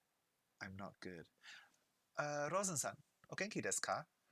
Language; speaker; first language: Japanese; non-native, learner; English